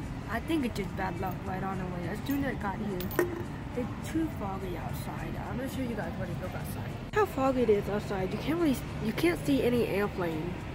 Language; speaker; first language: English; early bilingual, other home language; Thai